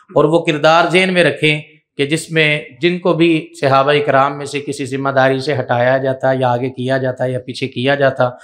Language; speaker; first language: Urdu; non-native, local second language; Punjabi